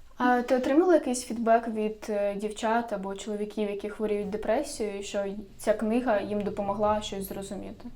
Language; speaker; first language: Ukrainian; native; Ukrainian